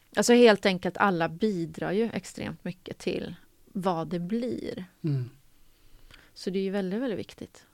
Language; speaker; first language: Swedish; native; Swedish